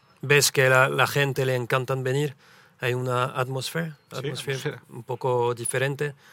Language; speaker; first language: Spanish; early bilingual, heritage; French